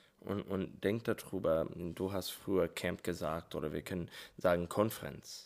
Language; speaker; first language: German; non-native, learner; English